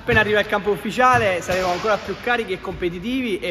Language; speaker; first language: Italian; native; Italian